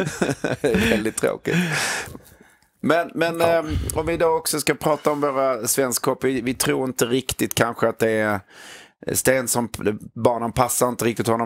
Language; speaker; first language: Swedish; native; Swedish